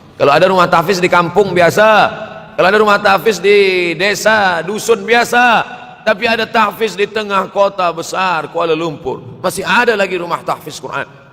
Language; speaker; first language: Malay; native; Malay